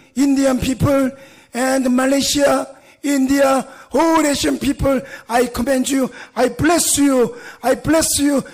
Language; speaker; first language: English; non-native, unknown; Korean